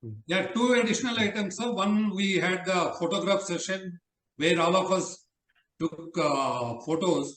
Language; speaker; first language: English; non-native, local second language; Telugu